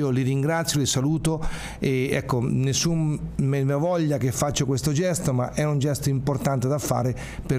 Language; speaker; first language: Italian; native; Italian